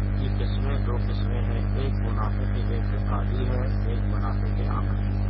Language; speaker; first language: Urdu; non-native, local second language; Pashto